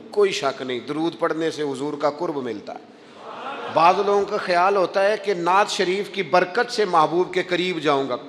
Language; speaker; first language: Urdu; non-native, local second language; Punjabi